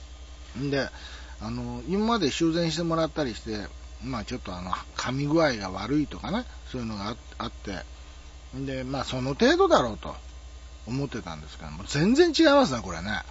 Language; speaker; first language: Japanese; native; Japanese